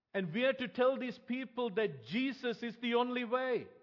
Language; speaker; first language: English; non-native, local second language; Tamil